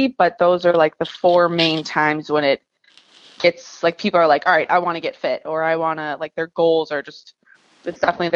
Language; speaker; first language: English; native; English